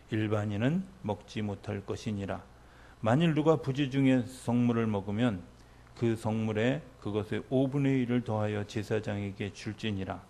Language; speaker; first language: Korean; native; Korean